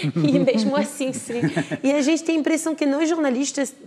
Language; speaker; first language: Portuguese; non-native, fluent; French